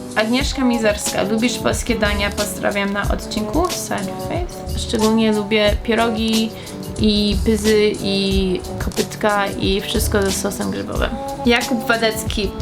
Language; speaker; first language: Polish; early bilingual, heritage; Polish